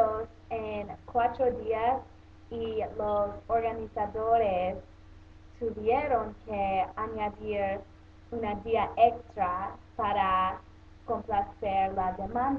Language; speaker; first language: Spanish; non-native, learner; English